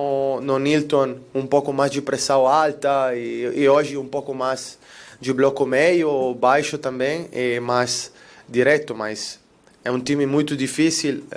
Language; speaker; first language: Portuguese; non-native, learner; Italian